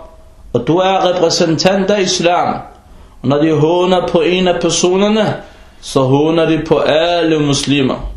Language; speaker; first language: Danish; early bilingual, other home language; Arabic